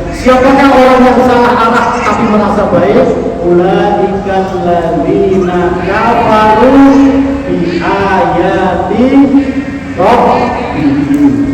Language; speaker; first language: Indonesian; non-native, local second language; Javanese